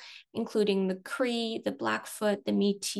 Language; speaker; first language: English; native; English